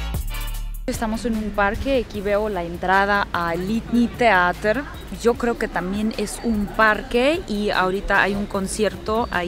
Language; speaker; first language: Spanish; early bilingual, heritage; Russian